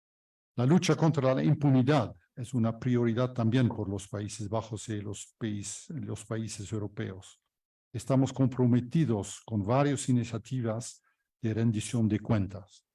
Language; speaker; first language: Spanish; non-native, fluent; Dutch